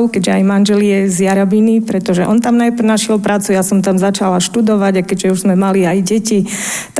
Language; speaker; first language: Slovak; non-native, local second language; Rusyn